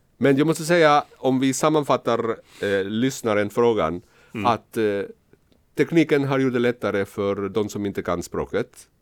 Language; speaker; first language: Swedish; non-native, fluent; Spanish